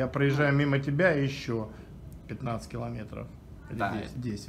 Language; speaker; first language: Russian; native; Russian